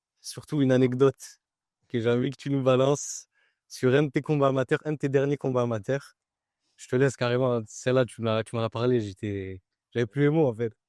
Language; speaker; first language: French; native; French